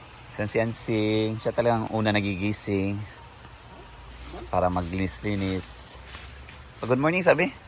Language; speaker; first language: Filipino; non-native, local second language; Cebuano